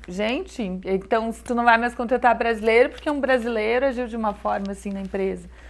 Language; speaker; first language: Portuguese; native; Portuguese